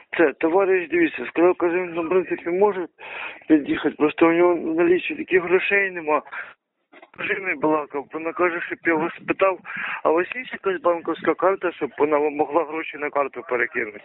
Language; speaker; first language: Ukrainian; non-native, local second language; Russian